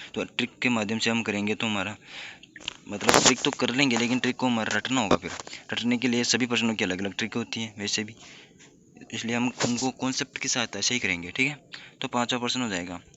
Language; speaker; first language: Hindi; native; Hindi